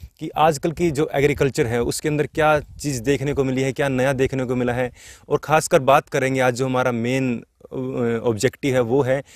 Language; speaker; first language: Hindi; native; Hindi